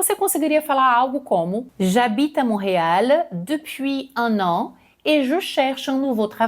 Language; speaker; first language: French; non-native, fluent; Portuguese